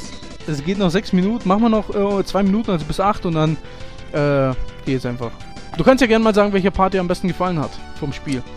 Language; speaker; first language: German; native; German